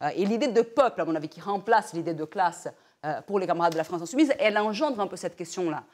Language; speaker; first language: French; non-native, fluent; Portuguese